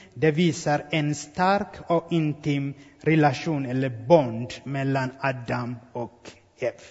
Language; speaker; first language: Swedish; non-native, fluent; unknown